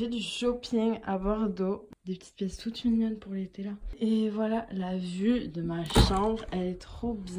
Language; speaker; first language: French; native; French